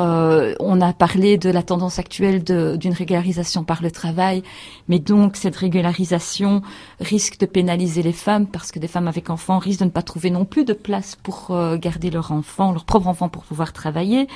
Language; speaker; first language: French; native; French